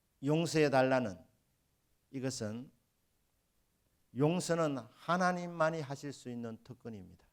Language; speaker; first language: Korean; native; Korean